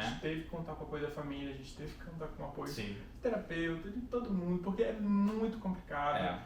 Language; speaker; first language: Portuguese; native; Portuguese